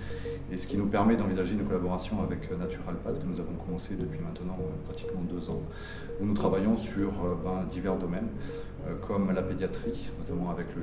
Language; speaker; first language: French; native; French